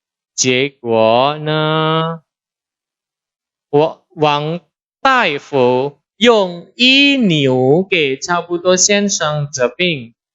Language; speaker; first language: Chinese; non-native, fluent; Indonesian